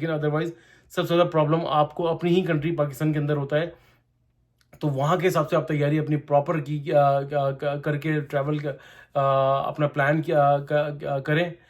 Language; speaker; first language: Urdu; non-native, local second language; Punjabi